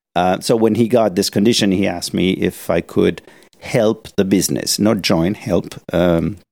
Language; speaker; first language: English; non-native, fluent; Italian